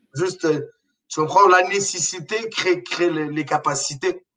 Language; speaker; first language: French; non-native, local second language; Arabic